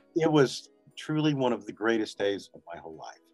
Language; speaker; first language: English; native; English